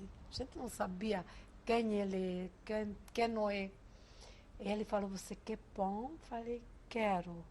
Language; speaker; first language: Portuguese; non-native, fluent; Hungarian